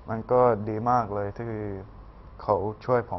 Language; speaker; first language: Thai; early bilingual, heritage; Thai